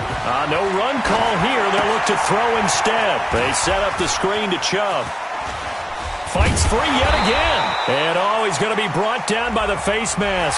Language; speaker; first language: English; native; English